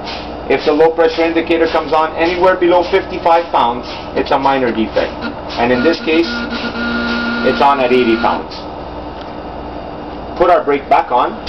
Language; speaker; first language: English; non-native, local second language; French